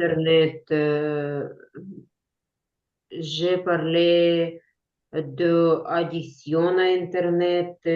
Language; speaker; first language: French; non-native, learner; Ukrainian